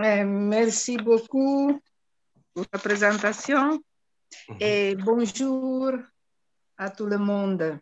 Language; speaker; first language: French; non-native, fluent; Italian